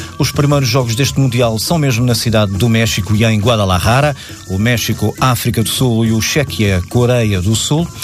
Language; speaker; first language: Portuguese; native; Portuguese